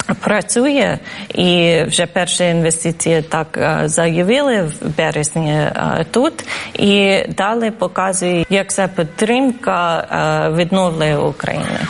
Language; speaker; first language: Ukrainian; non-native, fluent; English